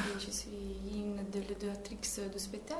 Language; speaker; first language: French; non-native, fluent; Italian